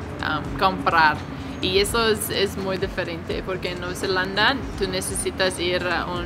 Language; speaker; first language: Spanish; non-native, learner; English